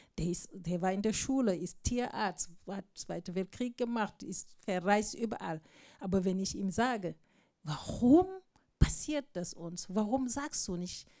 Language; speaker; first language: German; non-native, fluent; Fula